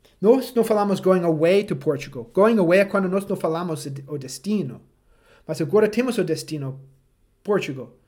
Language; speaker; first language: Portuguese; non-native, fluent; English